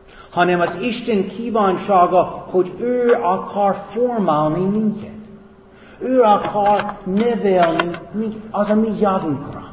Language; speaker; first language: Hungarian; non-native, fluent; English